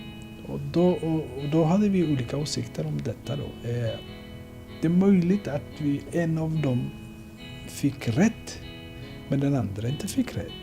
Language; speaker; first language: Swedish; non-native, fluent; Somali